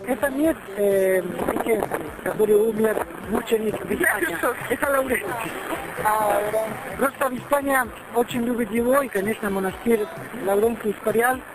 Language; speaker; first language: Russian; non-native, learner; Italian